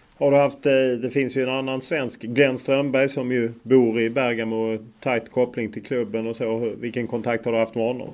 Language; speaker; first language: Swedish; native; Swedish